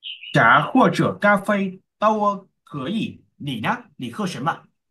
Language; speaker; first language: Chinese; non-native, learner; Vietnamese